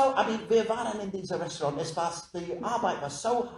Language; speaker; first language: German; non-native, learner; English